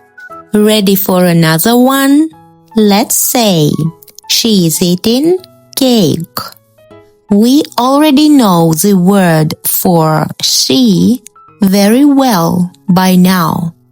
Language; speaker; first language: English; non-native, fluent; Russian